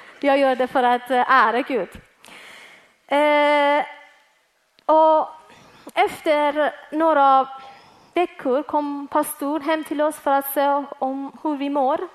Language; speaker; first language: Swedish; early bilingual, other home language; Persian